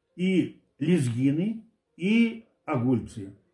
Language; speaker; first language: Russian; non-native, local second language; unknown